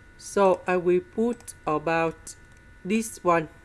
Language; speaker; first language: English; non-native, fluent; Vietnamese